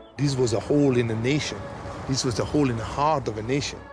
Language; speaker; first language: English; non-native, fluent; Italian